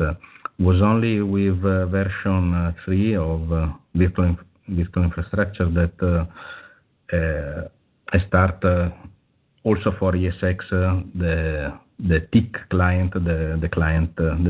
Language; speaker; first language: English; non-native, fluent; Italian